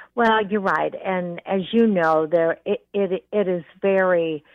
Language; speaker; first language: English; native; English